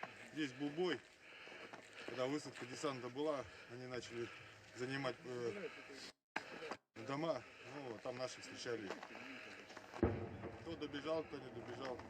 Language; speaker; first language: Russian; native; Russian